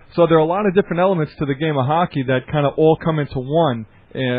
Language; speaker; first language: English; native; English